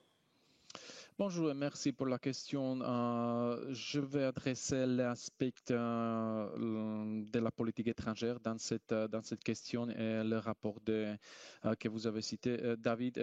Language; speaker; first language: French; non-native, fluent; Slovak